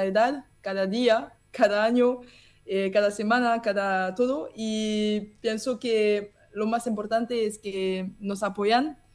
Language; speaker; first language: Spanish; non-native, learner; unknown